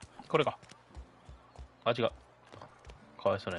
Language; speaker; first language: Japanese; native; Japanese